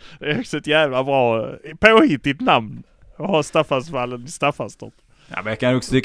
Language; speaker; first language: Swedish; native; Swedish